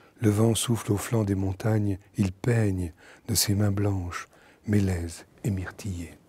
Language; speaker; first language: French; native; French